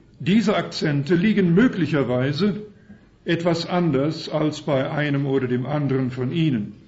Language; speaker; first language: German; early bilingual, heritage; German